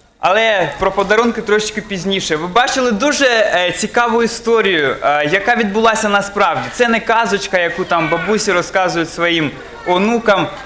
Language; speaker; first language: Ukrainian; non-native, local second language; Russian